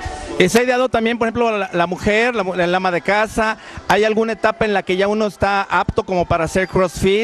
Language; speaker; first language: Spanish; native; Spanish